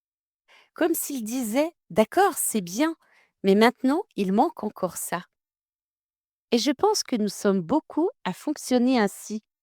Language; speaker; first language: French; native; French